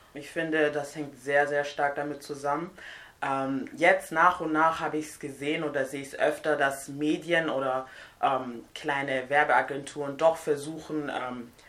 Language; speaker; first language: German; non-native, fluent; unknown